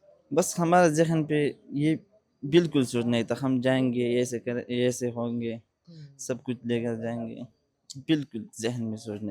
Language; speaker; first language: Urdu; non-native, local second language; Pashto